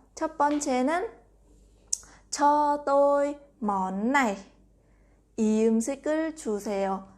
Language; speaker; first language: Korean; non-native, fluent; Vietnamese